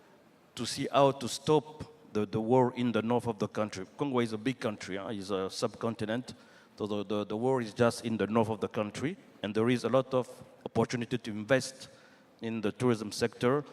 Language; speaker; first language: English; non-native, learner; French